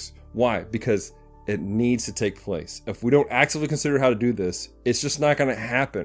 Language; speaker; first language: English; native; English